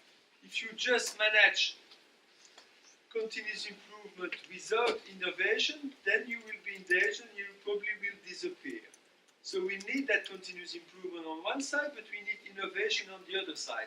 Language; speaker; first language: English; non-native, fluent; French